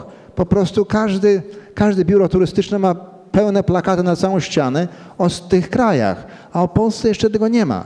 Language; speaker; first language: Polish; early bilingual, heritage; Polish